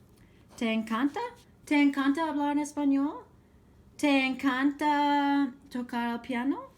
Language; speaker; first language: Spanish; non-native, fluent; English